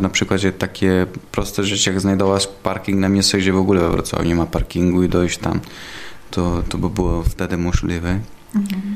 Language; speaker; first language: Polish; non-native, learner; Italian